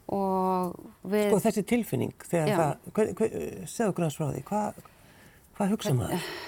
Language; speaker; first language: Icelandic; native; Icelandic